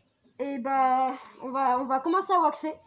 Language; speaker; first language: French; native; French